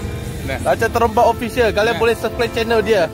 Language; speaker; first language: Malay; non-native, local second language; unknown